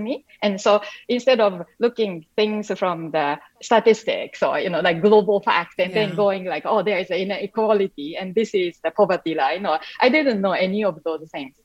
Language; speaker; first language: English; non-native, fluent; Japanese